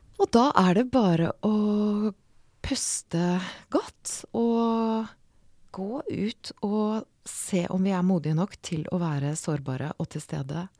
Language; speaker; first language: Norwegian; native; Norwegian